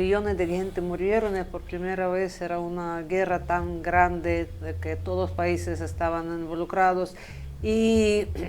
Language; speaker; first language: Spanish; non-native, fluent; Russian